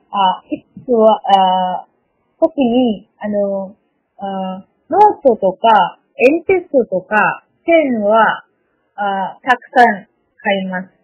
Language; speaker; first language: Japanese; non-native, learner; Malayalam